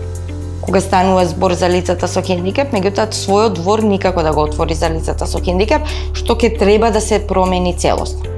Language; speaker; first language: Macedonian; native; Macedonian